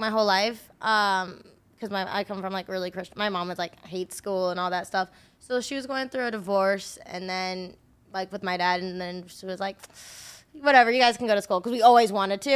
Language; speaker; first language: English; native; English